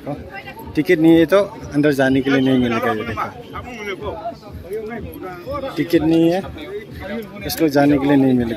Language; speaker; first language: Hindi; non-native, local second language; Bodo